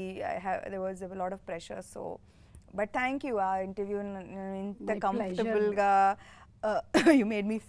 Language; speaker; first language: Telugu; non-native, local second language; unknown